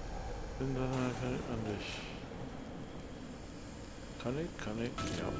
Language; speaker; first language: German; native; German